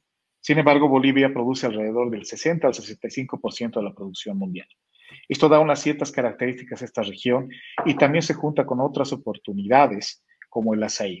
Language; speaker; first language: Spanish; native; Spanish